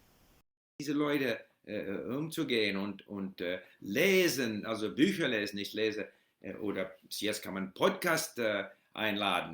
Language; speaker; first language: German; non-native, learner; English